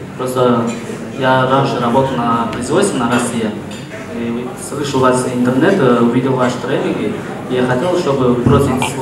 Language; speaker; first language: Russian; non-native, local second language; Tajik